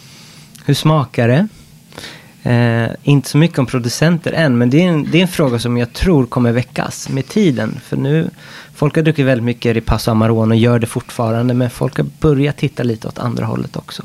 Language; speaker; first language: Swedish; non-native, fluent; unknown